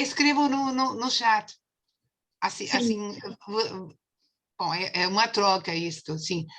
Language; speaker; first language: Portuguese; non-native, fluent; Spanish